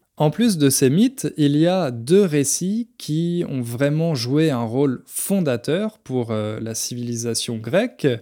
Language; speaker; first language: French; native; French